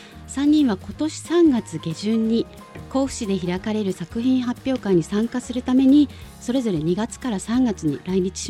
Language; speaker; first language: Japanese; native; Japanese